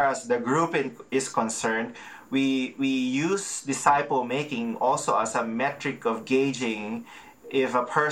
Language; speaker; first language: English; non-native, local second language; Filipino